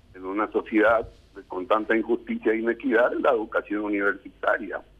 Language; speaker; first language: Spanish; native; Spanish